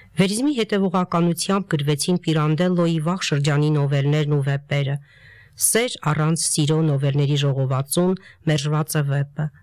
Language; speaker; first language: Armenian; native; Armenian